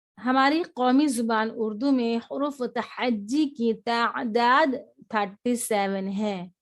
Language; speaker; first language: Urdu; native; Urdu